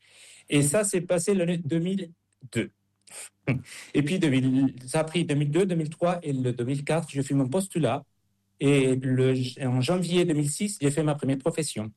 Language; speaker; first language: French; non-native, fluent; Spanish